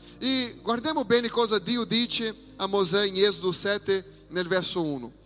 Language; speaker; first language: Italian; non-native, fluent; Portuguese